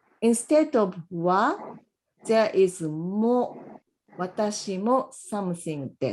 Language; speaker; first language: Japanese; non-native, fluent; English